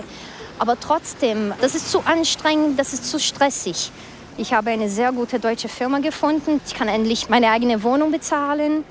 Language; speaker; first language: German; early bilingual, other home language; Portuguese